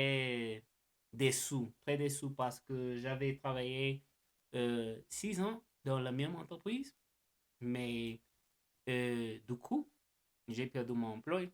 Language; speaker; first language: French; non-native, learner; English